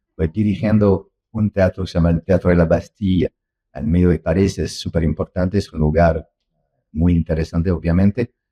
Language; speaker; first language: Spanish; non-native, learner; French